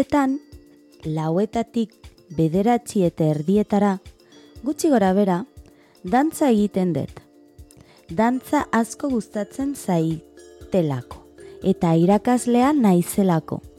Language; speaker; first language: Basque; non-native, learner; Spanish